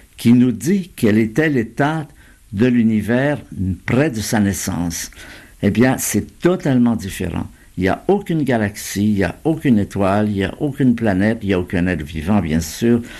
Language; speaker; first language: French; native; French